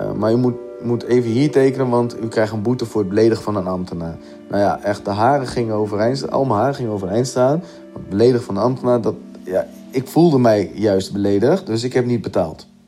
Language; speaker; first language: Dutch; early bilingual, other home language; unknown